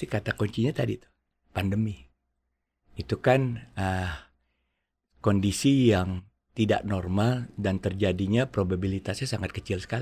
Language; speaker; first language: Indonesian; native; Indonesian